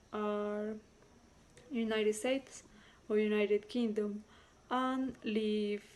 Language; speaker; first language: English; non-native, learner; Spanish